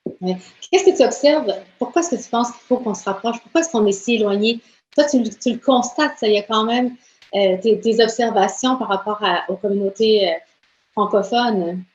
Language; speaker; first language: French; early bilingual, other home language; Spanish